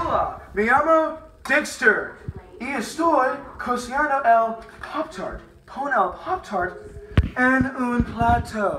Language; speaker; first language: Spanish; non-native, learner; English